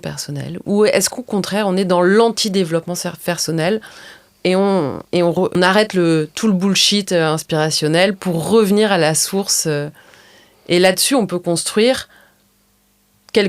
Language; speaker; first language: French; native; French